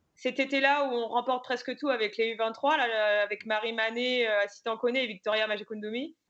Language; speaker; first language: French; native; French